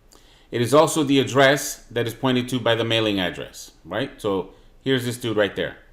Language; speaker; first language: English; native; English